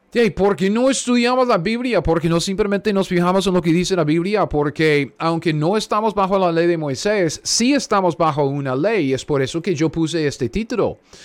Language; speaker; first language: Spanish; non-native, fluent; English